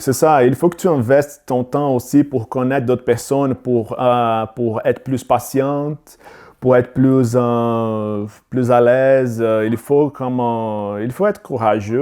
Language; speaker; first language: French; non-native, learner; Portuguese